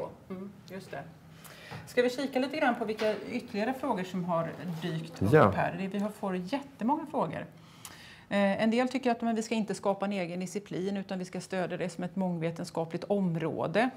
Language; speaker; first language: Swedish; native; Swedish